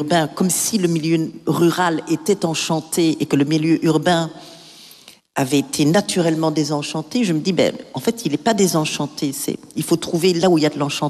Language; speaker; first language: French; native; French